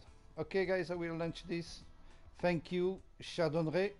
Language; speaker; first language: English; non-native, learner; Portuguese